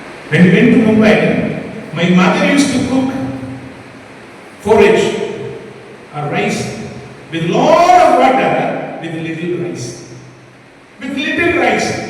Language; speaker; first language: English; non-native, local second language; Tamil